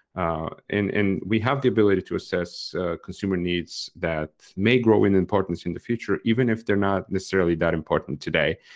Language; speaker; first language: English; non-native, fluent; Bulgarian